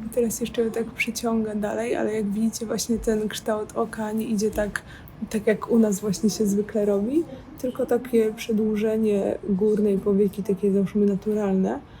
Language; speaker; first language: Polish; native; Polish